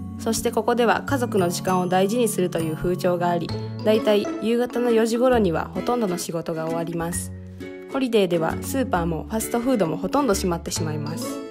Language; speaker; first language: Japanese; native; Japanese